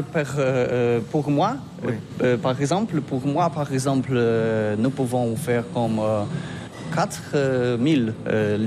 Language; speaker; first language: French; non-native, learner; Polish